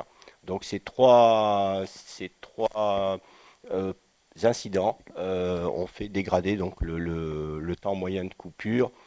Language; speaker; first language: French; native; French